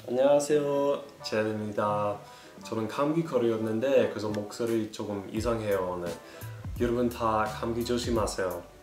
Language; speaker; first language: Korean; non-native, learner; Russian